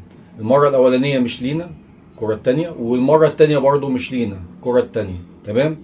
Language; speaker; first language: Arabic; native; Arabic